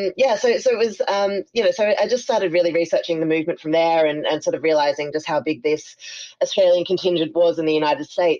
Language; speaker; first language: English; native; English